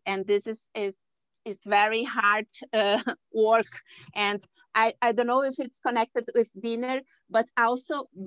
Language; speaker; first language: English; non-native, learner; Portuguese